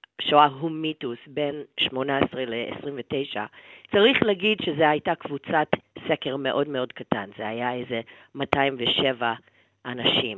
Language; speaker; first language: Hebrew; non-native, fluent; English